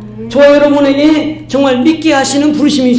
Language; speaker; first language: Korean; native; Korean